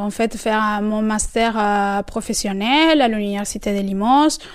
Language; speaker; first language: French; non-native, fluent; Spanish